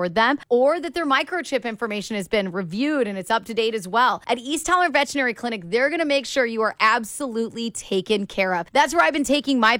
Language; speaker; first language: English; native; English